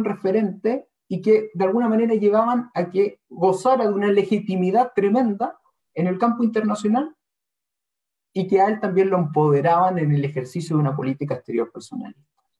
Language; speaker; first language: Spanish; native; Spanish